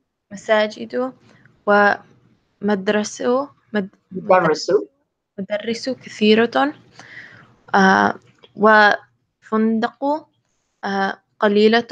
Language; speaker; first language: Arabic; non-native, learner; English